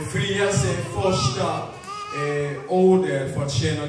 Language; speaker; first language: Swedish; non-native, fluent; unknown